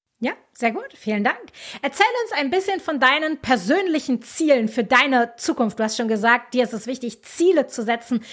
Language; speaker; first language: German; native; German